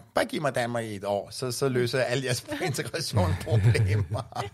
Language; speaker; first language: Danish; non-native, fluent; Persian